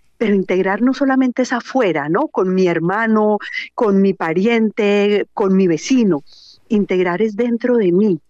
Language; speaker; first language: Spanish; native; Spanish